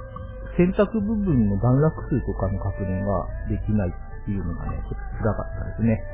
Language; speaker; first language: Japanese; native; Japanese